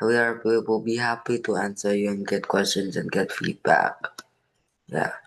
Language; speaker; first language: English; non-native, fluent; Indonesian